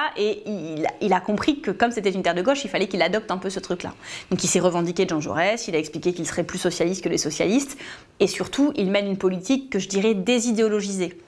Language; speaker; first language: French; native; French